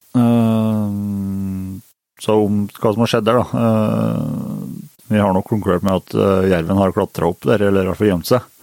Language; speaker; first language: Norwegian; native; Norwegian